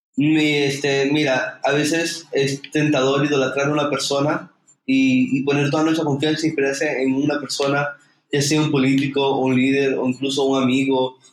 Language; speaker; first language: Spanish; native; Spanish